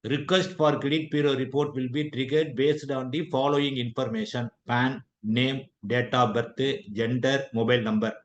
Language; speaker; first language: English; non-native, local second language; Tamil